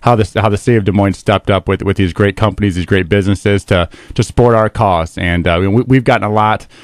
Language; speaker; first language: English; native; English